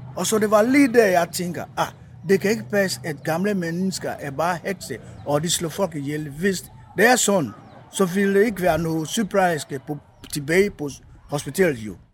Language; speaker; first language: Danish; non-native, fluent; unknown